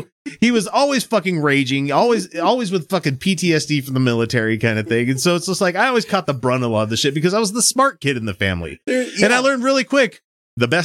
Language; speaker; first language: English; native; English